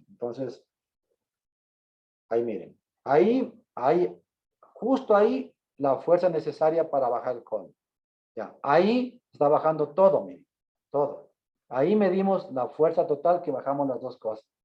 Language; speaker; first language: Spanish; native; Spanish